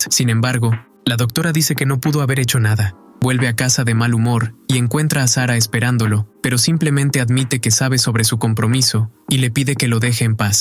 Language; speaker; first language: Spanish; native; Spanish